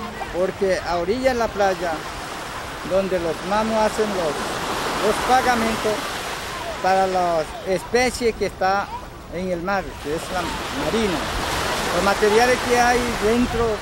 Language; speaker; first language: Spanish; non-native, local second language; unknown